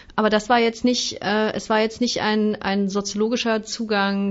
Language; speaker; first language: German; native; German